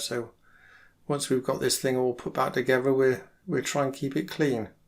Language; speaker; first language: English; native; English